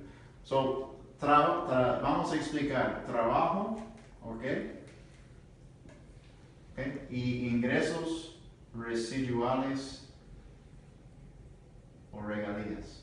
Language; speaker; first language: Spanish; non-native, learner; English